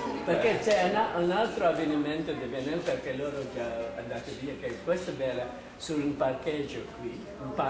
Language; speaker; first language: Italian; non-native, learner; English